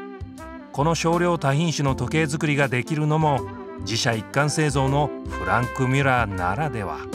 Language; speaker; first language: Japanese; native; Japanese